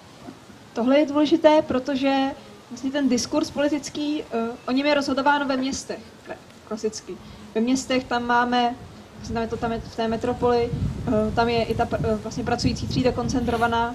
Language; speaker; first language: Czech; native; Czech